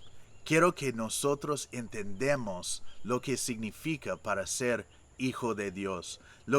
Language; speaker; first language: Spanish; non-native, fluent; English